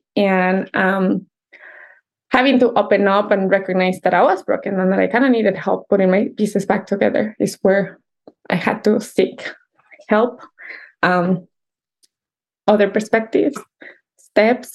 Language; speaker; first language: English; non-native, fluent; Spanish